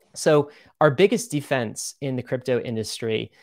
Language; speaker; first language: English; native; English